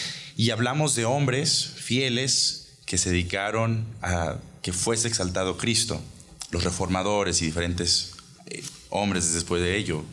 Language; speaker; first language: Spanish; native; Spanish